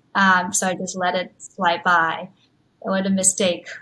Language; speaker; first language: English; non-native, fluent; Chinese